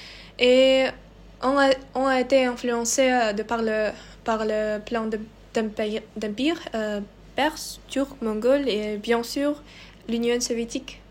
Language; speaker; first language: French; non-native, learner; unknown